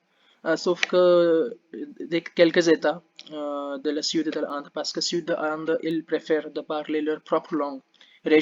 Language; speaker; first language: French; non-native, learner; Hindi